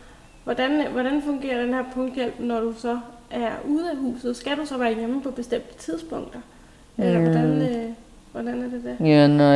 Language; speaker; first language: Danish; native; Danish